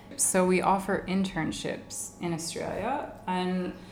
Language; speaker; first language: English; native; English